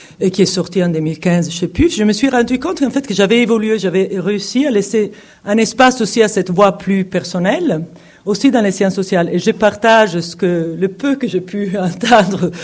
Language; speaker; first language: French; non-native, fluent; Italian